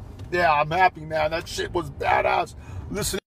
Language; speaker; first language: English; early bilingual, other home language; Spanish